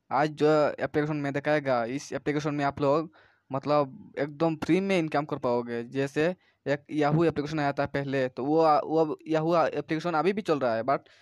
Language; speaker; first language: Hindi; non-native, local second language; Bangla